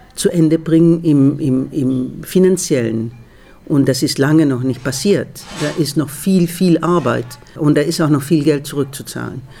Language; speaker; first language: German; non-native, fluent; Spanish